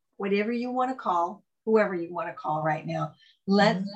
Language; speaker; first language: English; native; English